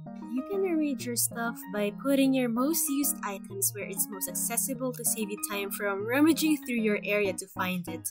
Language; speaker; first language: English; non-native, local second language; Filipino